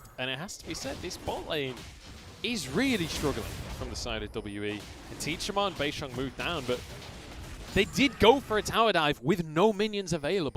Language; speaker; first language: English; native; English